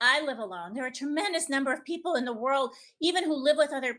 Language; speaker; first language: English; native; English